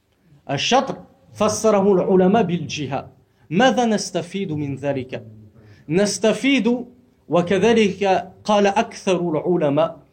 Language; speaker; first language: Arabic; non-native, fluent; French